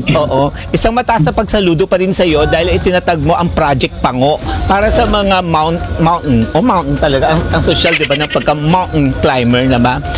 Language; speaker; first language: Filipino; native; Filipino